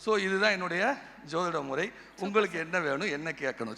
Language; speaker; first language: Tamil; native; Tamil